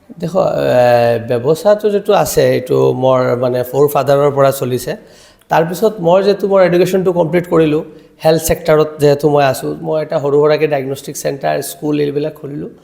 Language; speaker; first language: Assamese; non-native, local second language; Bangla